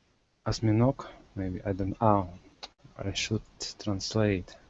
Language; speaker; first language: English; non-native, learner; Russian